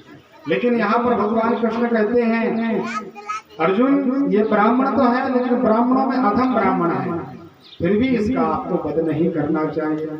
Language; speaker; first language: Hindi; native; Hindi